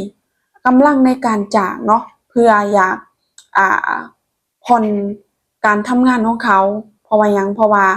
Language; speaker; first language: Thai; non-native, local second language; Lao